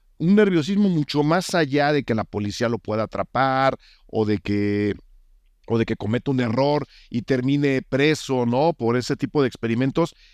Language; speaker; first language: Spanish; native; Spanish